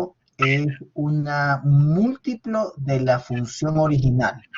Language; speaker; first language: Spanish; native; Spanish